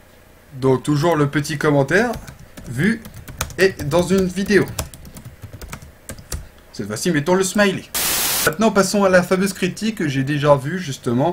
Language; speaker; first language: French; native; French